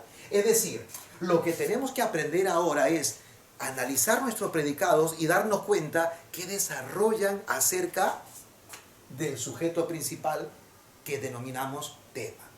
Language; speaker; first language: Spanish; native; Spanish